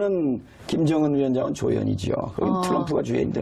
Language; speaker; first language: Korean; native; Korean